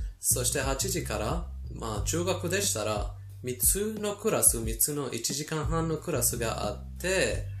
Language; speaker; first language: Japanese; non-native, fluent; Persian